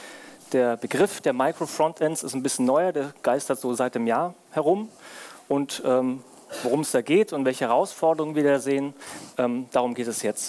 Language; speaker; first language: German; native; German